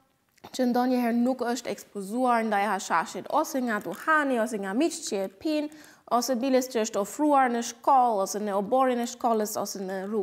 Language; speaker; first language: Albanian; non-native, fluent; German